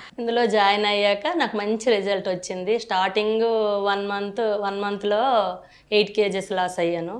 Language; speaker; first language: Telugu; native; Telugu